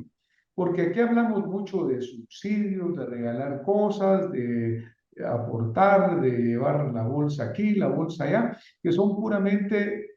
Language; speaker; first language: Spanish; native; Spanish